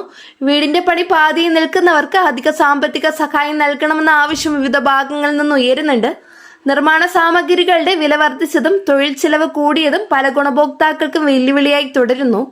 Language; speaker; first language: Malayalam; native; Malayalam